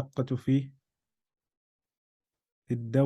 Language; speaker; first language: Arabic; non-native, fluent; English